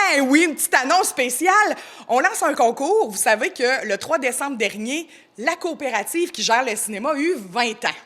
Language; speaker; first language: French; native; French